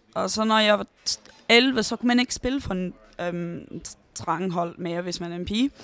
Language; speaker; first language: Danish; early bilingual, heritage; Danish